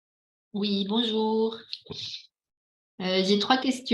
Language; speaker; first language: French; native; French